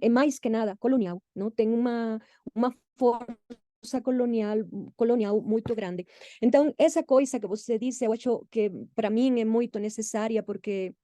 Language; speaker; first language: Portuguese; non-native, fluent; Spanish